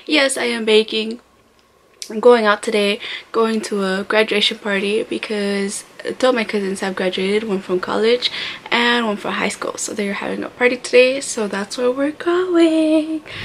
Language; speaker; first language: English; early bilingual, other home language; Spanish